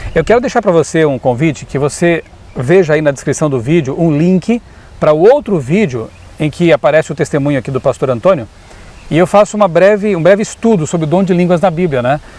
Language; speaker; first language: Portuguese; native; Portuguese